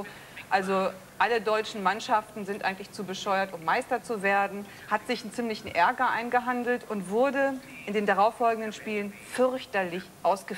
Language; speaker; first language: German; native; German